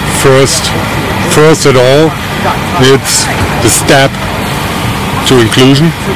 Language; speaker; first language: English; non-native, fluent; German